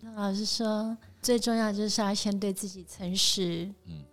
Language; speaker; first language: Chinese; native; Chinese